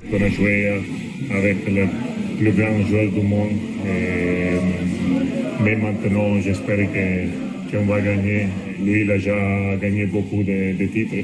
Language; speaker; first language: French; non-native, learner; Italian